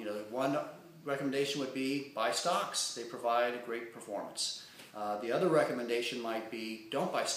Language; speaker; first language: English; native; English